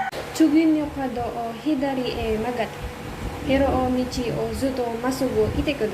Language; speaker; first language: Japanese; non-native, learner; Filipino